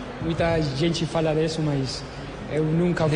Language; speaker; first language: Portuguese; non-native, learner; Spanish